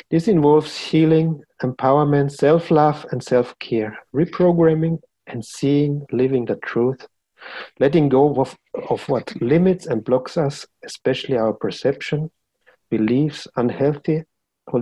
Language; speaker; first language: English; non-native, fluent; German